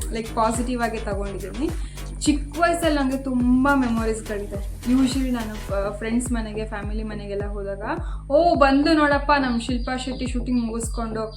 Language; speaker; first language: Kannada; non-native, local second language; Tulu